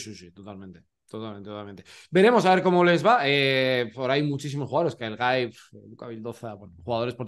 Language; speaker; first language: Spanish; native; Spanish